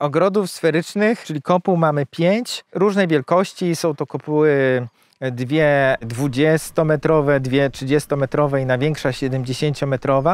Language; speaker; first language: Polish; native; Polish